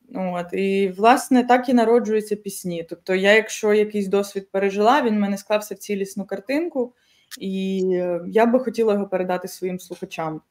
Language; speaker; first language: Ukrainian; native; Ukrainian